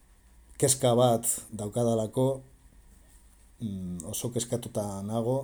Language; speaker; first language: Basque; non-native, learner; Spanish